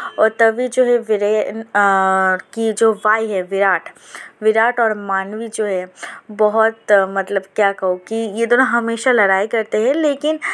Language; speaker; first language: Hindi; non-native, local second language; Bangla